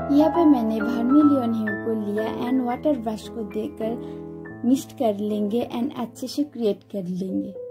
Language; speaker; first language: Hindi; non-native, local second language; Bangla